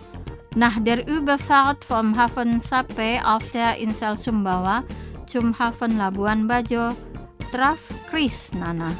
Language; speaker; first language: German; non-native, fluent; Indonesian